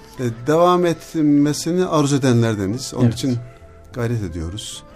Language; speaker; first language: Turkish; native; Turkish